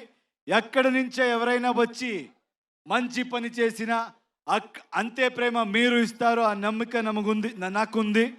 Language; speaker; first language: Telugu; non-native, learner; Kannada